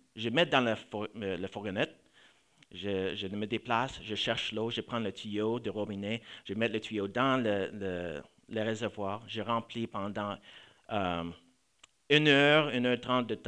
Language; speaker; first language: French; non-native, fluent; English